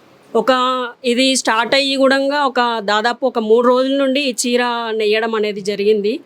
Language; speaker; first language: Telugu; native; Telugu